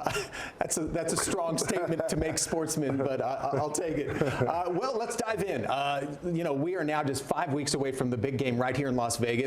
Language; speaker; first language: English; native; English